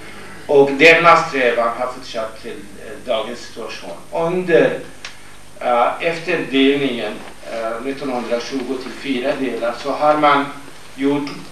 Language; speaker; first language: Swedish; non-native, fluent; Kurdish